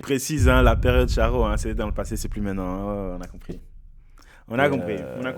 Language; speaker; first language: French; native; French